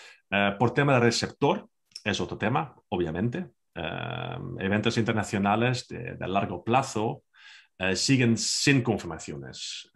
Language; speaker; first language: Spanish; non-native, fluent; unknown